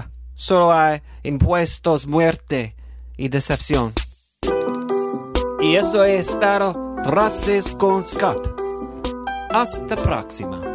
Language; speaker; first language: Spanish; non-native, learner; English